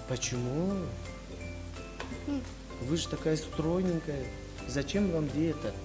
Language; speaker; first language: Russian; non-native, fluent; Tajik